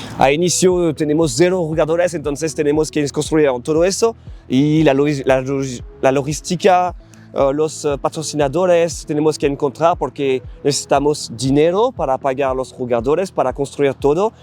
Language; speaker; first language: Spanish; non-native, learner; French